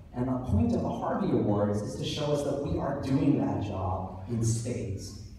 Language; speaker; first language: English; native; English